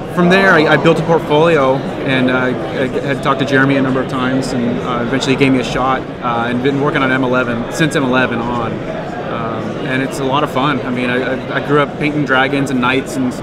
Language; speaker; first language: English; native; English